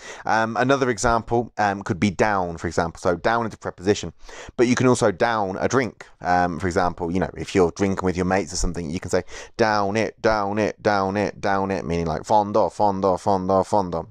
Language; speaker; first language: English; native; English